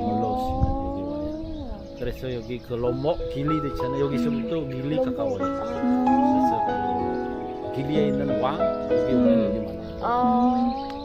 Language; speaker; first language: Korean; non-native, learner; Indonesian